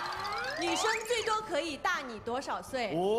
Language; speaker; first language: Chinese; native; Chinese